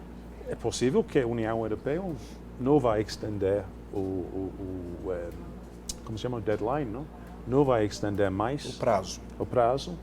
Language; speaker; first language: Portuguese; non-native, fluent; English